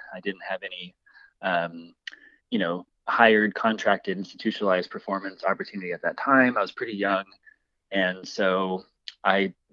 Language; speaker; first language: English; native; English